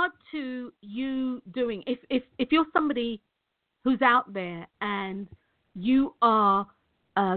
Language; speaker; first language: English; native; English